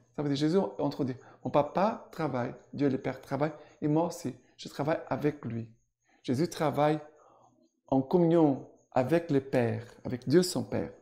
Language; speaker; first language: French; non-native, fluent; Portuguese